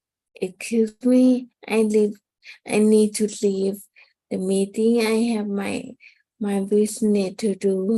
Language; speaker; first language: English; non-native, learner; Thai